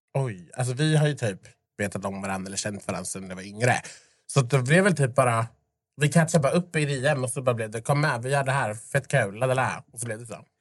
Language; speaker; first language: Swedish; early bilingual, other home language; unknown